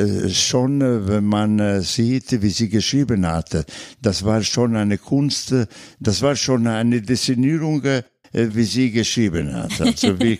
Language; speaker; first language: German; non-native, fluent; Italian